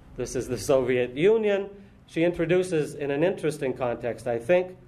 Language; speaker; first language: English; native; English